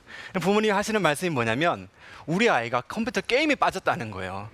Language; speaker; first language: Korean; native; Korean